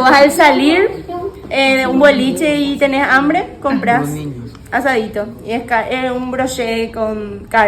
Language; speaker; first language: Spanish; native; Spanish